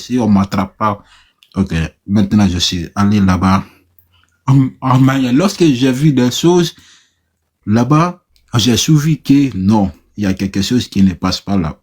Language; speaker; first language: French; non-native, local second language; Susu